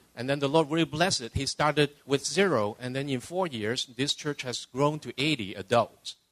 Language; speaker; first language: English; non-native, local second language; Cantonese